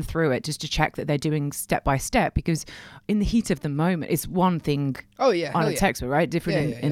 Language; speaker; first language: English; native; English